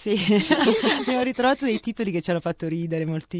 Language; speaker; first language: Italian; native; Italian